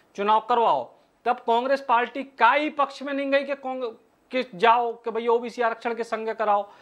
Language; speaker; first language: Hindi; native; Hindi